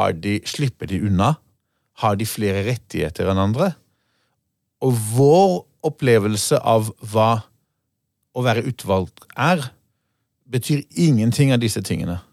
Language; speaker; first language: Norwegian; non-native, fluent; Hebrew